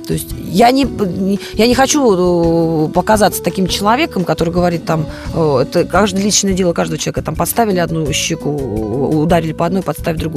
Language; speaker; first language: Russian; native; Russian